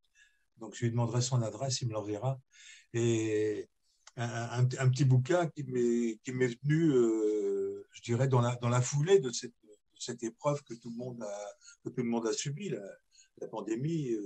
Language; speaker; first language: French; native; French